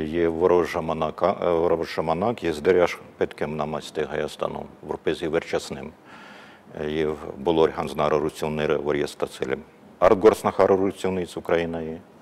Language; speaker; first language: Armenian; non-native, fluent; Ukrainian